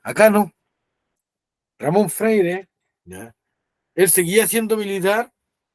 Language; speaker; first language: Spanish; native; Spanish